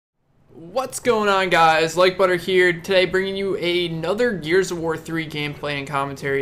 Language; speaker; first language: English; native; English